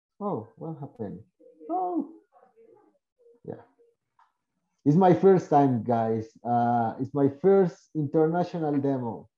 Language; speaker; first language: English; non-native, learner; Spanish